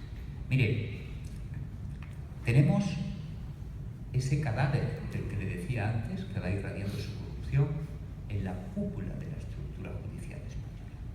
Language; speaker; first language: Spanish; native; Spanish